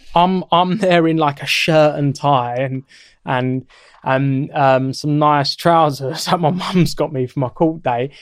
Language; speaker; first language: English; native; English